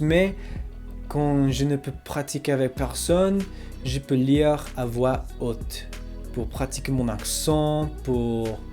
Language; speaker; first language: French; non-native, learner; English